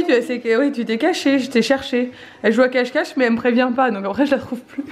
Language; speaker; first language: French; native; French